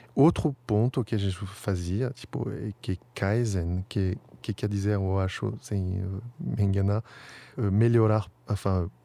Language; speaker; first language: Portuguese; non-native, fluent; French